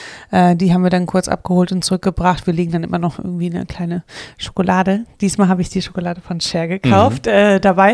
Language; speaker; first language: German; native; German